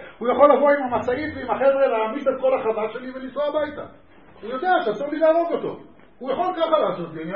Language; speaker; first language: Hebrew; native; Hebrew